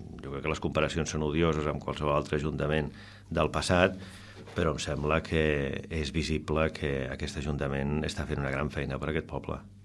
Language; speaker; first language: Catalan; non-native, local second language; Spanish